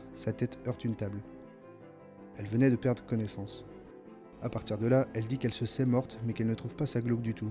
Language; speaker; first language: French; native; French